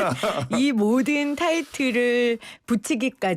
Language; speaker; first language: Korean; native; Korean